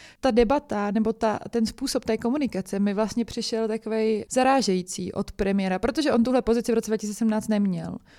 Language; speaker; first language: Czech; native; Czech